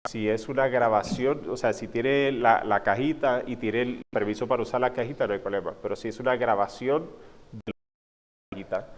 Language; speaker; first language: Spanish; non-native, fluent; English